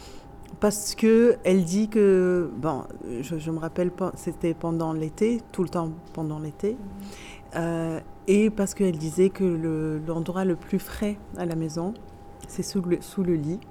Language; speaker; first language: French; non-native, local second language; Arabic